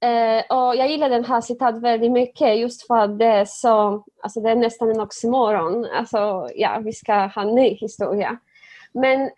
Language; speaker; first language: Swedish; non-native, fluent; Polish